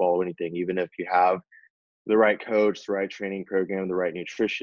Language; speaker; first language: English; native; English